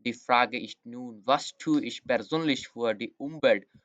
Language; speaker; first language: German; non-native, learner; Bangla